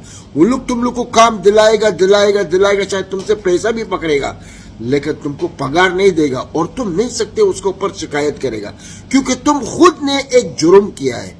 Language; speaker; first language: Hindi; non-native, learner; Arabic